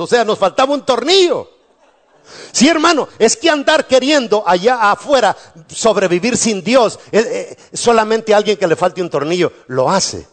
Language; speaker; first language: Spanish; native; Spanish